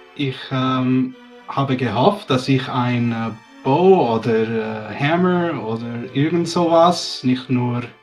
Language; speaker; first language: German; non-native, learner; English